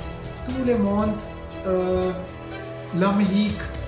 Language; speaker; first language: French; non-native, learner; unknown